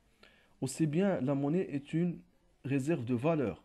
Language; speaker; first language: French; non-native, local second language; Arabic